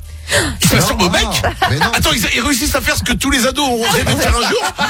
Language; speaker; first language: French; native; French